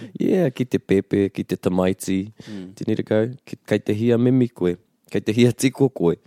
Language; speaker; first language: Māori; non-native, local second language; English